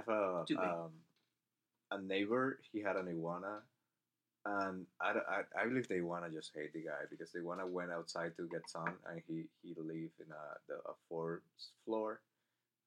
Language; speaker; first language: English; non-native, fluent; Spanish